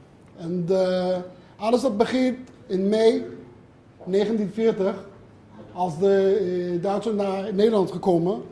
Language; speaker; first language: Dutch; non-native, learner; Hebrew